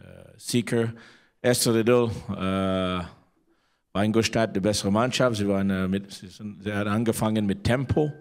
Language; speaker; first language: German; non-native, learner; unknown